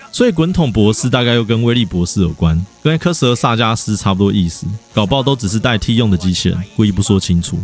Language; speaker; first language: Chinese; native; Chinese